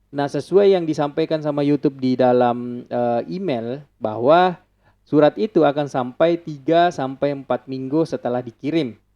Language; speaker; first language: Indonesian; non-native, local second language; Buginese